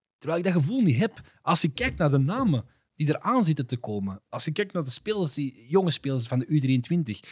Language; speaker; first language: Dutch; early bilingual, other home language; Arabic